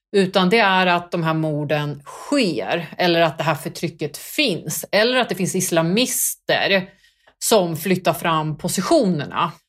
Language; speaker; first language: Swedish; early bilingual, other home language; Kurdish